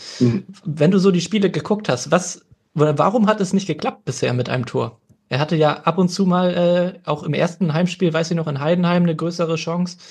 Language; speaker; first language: German; native; German